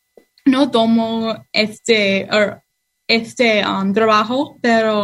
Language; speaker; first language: Spanish; non-native, learner; English